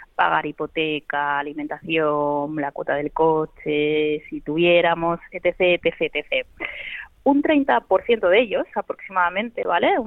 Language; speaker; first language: Spanish; native; Spanish